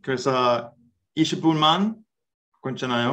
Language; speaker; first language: Korean; non-native, learner; English